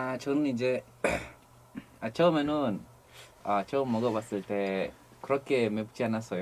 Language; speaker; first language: Korean; non-native, fluent; English